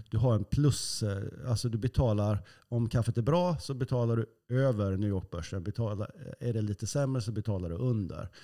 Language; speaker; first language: Swedish; native; Swedish